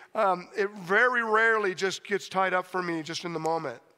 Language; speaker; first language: English; native; English